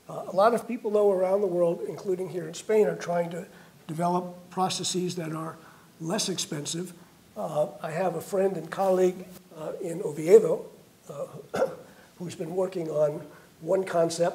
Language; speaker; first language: English; native; English